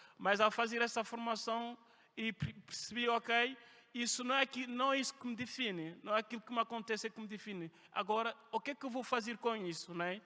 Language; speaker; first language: Portuguese; non-native, fluent; French